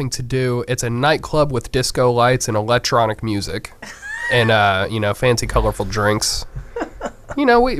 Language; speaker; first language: English; native; English